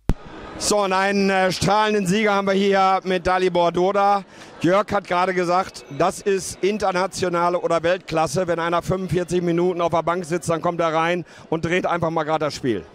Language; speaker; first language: German; native; German